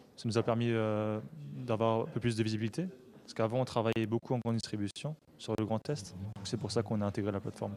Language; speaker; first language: French; native; French